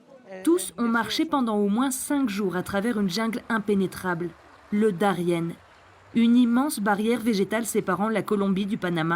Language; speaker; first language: French; native; French